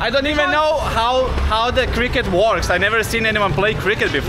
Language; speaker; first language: English; non-native, learner; Lithuanian